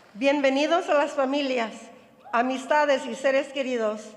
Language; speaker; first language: Spanish; early bilingual, heritage; Spanish